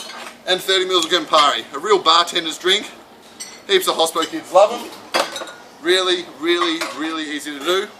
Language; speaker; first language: English; native; English